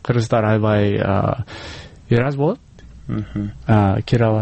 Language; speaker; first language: Kyrgyz; non-native, learner; English